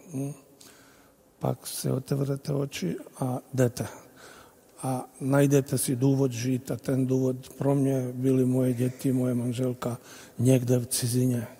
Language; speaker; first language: Czech; non-native, fluent; Bosnian